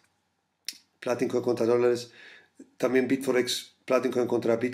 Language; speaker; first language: Spanish; non-native, fluent; German